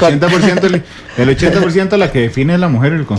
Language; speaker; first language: Spanish; native; Spanish